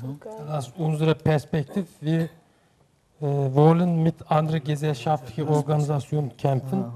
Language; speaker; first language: German; non-native, learner; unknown